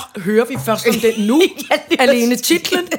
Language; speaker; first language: Danish; native; Danish